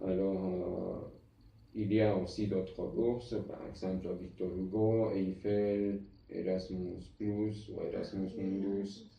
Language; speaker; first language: French; non-native, fluent; Spanish